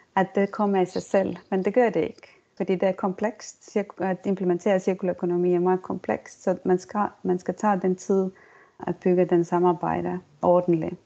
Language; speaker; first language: Danish; non-native, fluent; Estonian